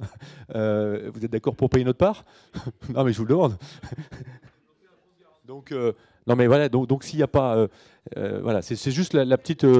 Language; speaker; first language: French; native; French